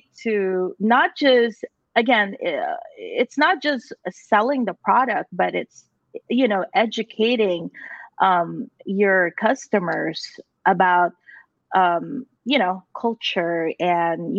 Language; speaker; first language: English; non-native, local second language; Filipino